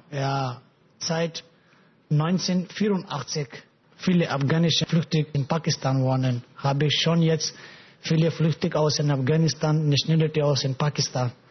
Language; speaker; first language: German; non-native, learner; Pashto